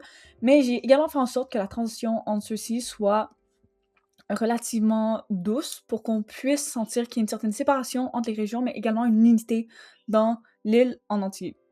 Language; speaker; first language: French; native; French